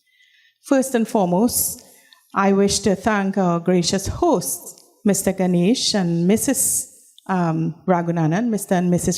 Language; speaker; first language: English; native; English